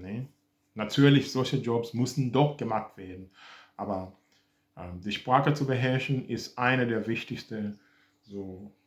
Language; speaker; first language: German; non-native, fluent; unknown